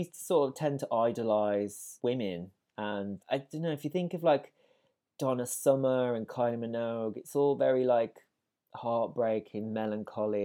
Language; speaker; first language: English; native; English